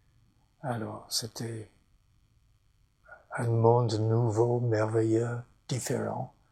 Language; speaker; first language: French; non-native, fluent; English